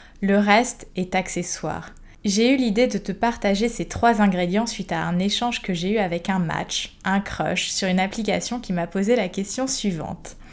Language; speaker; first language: French; native; French